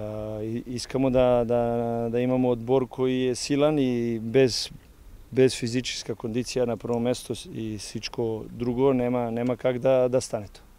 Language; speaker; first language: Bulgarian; non-native, learner; Serbian